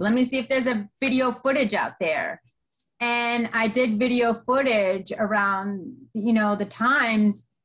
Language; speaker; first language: English; native; English